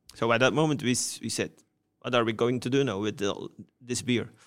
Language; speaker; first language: English; non-native, fluent; Dutch